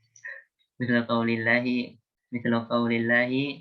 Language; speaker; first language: Arabic; non-native, learner; Indonesian